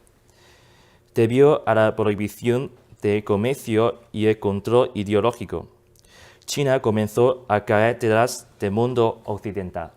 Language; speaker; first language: Spanish; non-native, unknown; Chinese